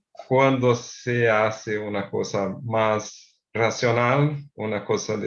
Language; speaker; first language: Spanish; non-native, fluent; Portuguese